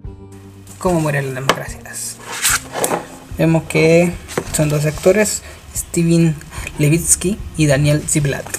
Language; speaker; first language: Spanish; native; Spanish